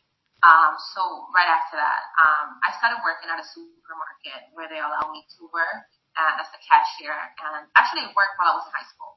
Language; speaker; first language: English; non-native, fluent; Spanish